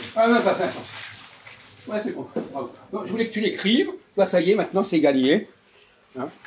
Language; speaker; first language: French; native; French